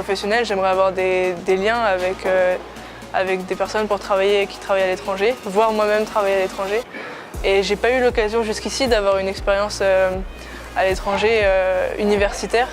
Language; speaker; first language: French; native; French